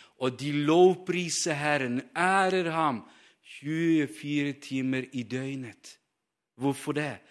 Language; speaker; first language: Norwegian; non-native, fluent; Ukrainian